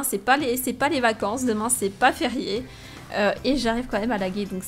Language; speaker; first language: French; native; French